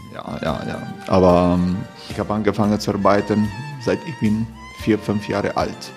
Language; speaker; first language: German; non-native, fluent; Croatian